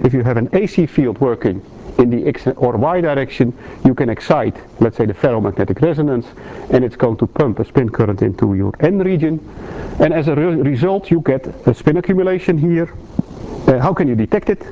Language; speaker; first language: English; non-native, fluent; Dutch